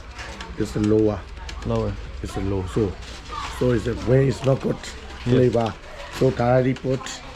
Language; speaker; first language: English; non-native, learner; Burmese